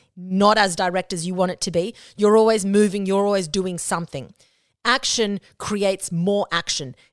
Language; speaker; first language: English; non-native, local second language; Spanish